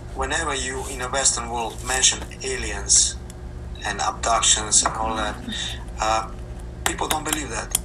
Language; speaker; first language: English; non-native, fluent; Slovenian